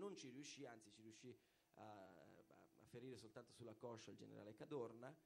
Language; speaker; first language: Italian; native; Italian